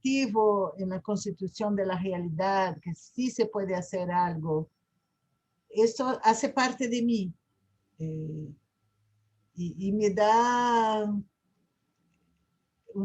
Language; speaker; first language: Spanish; non-native, fluent; Portuguese